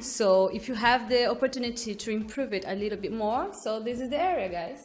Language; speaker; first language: English; non-native, fluent; Portuguese